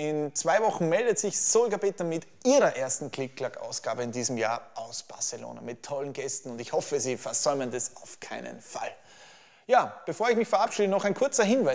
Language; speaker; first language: German; native; German